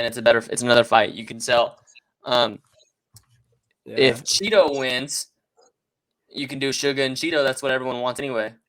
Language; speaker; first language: English; native; English